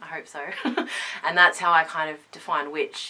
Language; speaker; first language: English; native; English